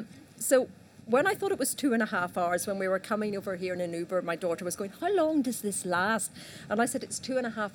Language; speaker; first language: English; native; English